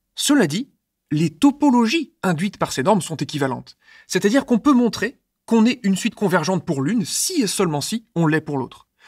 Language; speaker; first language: French; native; French